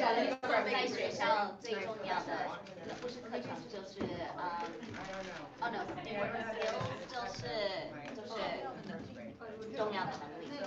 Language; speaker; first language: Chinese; non-native, fluent; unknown